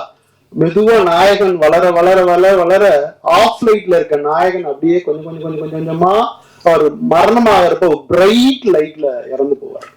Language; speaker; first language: Tamil; native; Tamil